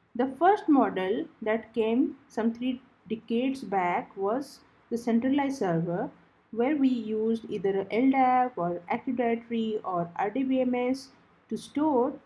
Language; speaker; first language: English; non-native, local second language; Odia